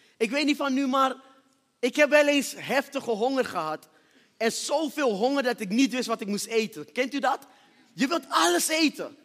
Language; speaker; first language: Dutch; early bilingual, other home language; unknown